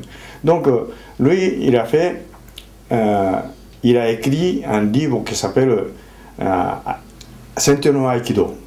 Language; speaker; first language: French; non-native, fluent; Japanese